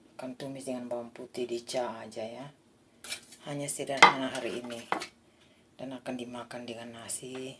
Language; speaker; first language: Indonesian; native; Indonesian